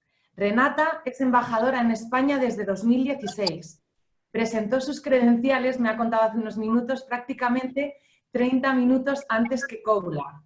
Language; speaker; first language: Spanish; native; Spanish